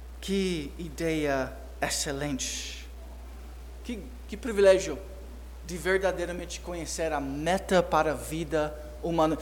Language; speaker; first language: Portuguese; non-native, fluent; English